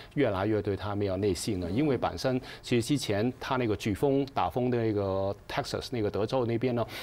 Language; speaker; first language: Chinese; non-native, fluent; Cantonese